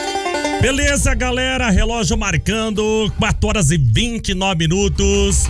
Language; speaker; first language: Portuguese; native; Portuguese